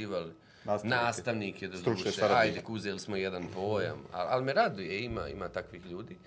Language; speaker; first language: Bosnian; native; Bosnian